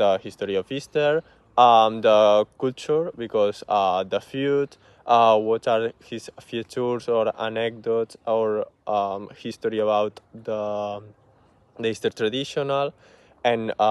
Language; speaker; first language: English; non-native, learner; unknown